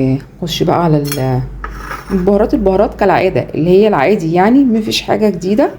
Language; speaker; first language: Arabic; native; Arabic